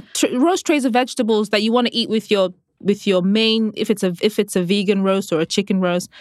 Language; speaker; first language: English; non-native, local second language; Igbo